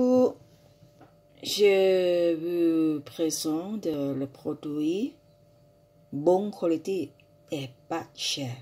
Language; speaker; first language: French; non-native, learner; Thai